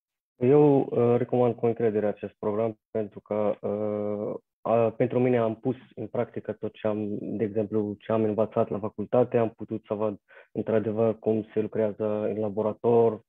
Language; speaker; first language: Romanian; non-native, fluent; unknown